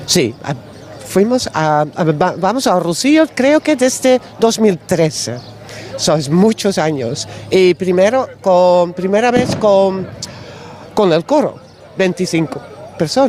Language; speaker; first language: Spanish; non-native, learner; Dutch